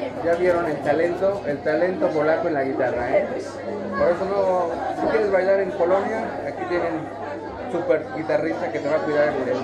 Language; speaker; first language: Spanish; native; Spanish